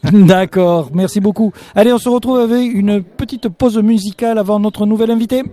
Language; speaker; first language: French; native; French